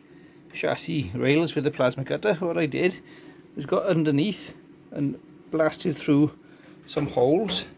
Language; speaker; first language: English; native; English